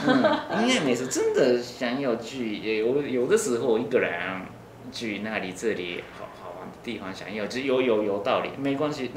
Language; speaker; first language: Chinese; non-native, learner; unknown